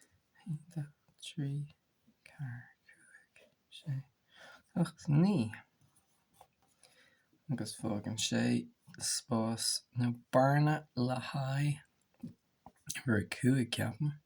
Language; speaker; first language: Irish; non-native, local second language; English